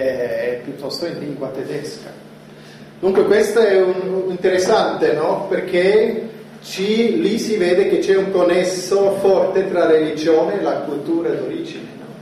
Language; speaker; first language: Italian; non-native, fluent; German